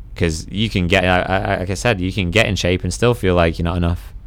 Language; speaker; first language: English; native; English